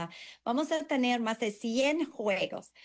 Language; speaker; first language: Spanish; non-native, fluent; English